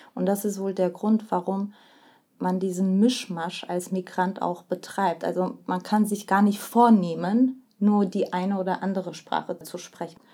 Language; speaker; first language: German; early bilingual, other home language; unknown